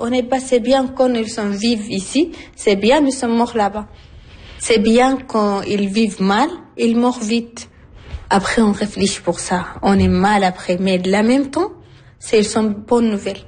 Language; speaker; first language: French; non-native, learner; Arabic